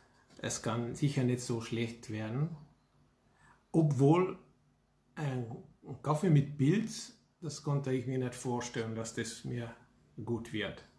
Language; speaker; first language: German; non-native, fluent; Hungarian